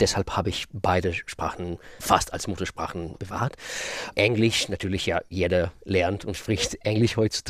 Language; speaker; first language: German; non-native, fluent; Russian